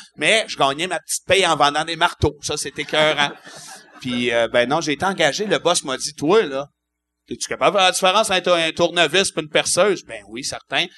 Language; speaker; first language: French; native; French